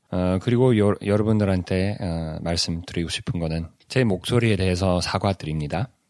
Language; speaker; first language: Korean; early bilingual, heritage; Korean